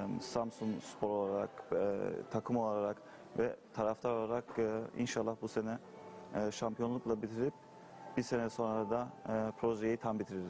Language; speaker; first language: Turkish; early bilingual, heritage; Turkish